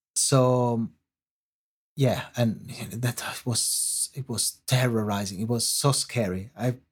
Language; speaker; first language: English; non-native, fluent; Italian